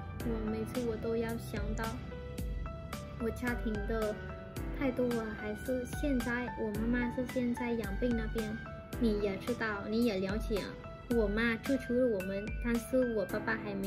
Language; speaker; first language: Chinese; non-native, fluent; Vietnamese